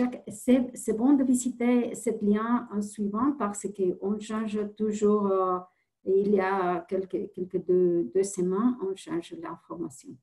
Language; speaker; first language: French; non-native, fluent; Spanish